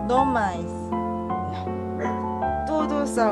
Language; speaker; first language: Portuguese; non-native, learner; Korean